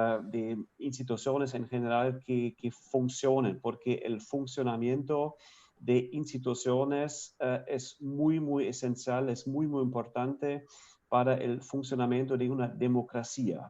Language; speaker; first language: Spanish; non-native, fluent; German